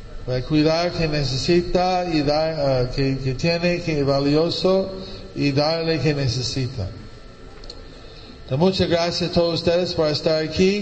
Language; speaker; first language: Spanish; non-native, fluent; English